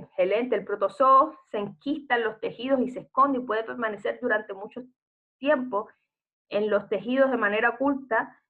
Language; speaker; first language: Spanish; native; Spanish